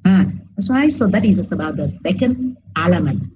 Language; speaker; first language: English; non-native, fluent; Vietnamese